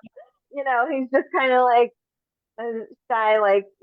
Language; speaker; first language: English; native; English